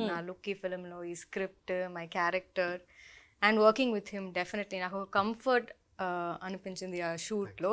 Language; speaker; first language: Telugu; non-native, fluent; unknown